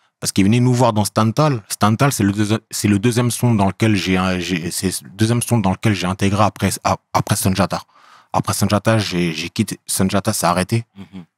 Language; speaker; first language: French; native; French